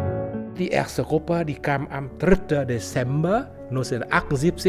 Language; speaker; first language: German; non-native, fluent; Vietnamese